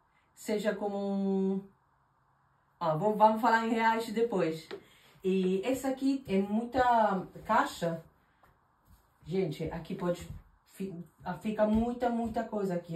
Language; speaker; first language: Portuguese; non-native, fluent; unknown